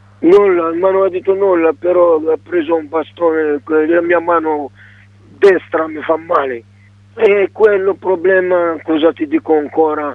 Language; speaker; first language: Italian; non-native, learner; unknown